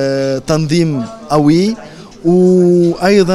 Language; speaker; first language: Arabic; non-native, fluent; French